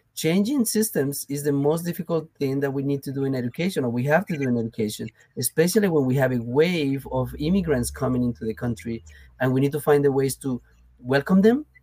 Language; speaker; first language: English; non-native, fluent; Spanish